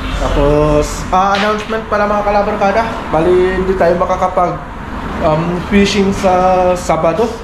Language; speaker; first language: Filipino; native; Filipino